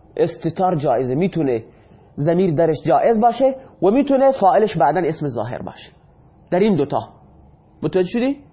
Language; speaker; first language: Persian; non-native, local second language; Baluchi